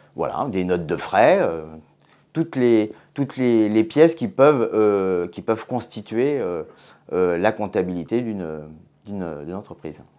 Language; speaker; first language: French; native; French